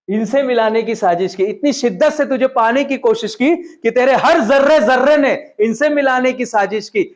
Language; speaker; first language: Hindi; non-native, local second language; Marathi